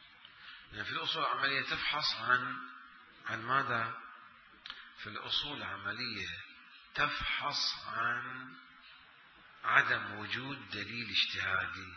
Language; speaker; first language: Arabic; native; Arabic